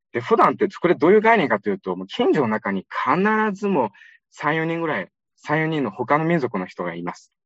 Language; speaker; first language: Japanese; non-native, fluent; Uyghur